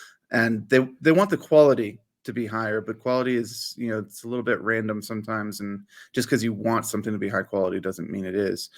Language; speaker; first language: English; native; English